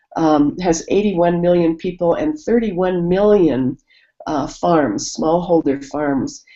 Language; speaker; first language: English; native; English